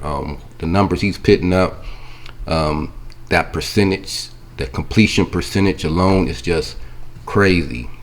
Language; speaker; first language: English; native; English